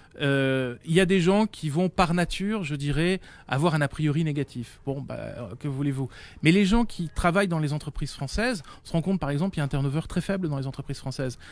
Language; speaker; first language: French; native; French